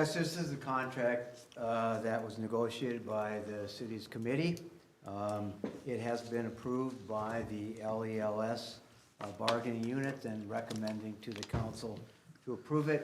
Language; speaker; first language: English; native; English